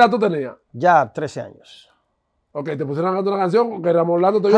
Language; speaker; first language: Spanish; native; Spanish